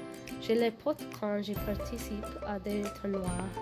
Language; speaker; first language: French; non-native, learner; English